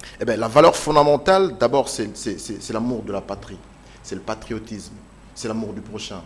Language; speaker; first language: French; non-native, local second language; Lingala